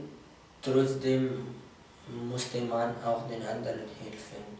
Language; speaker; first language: German; non-native, fluent; Kurdish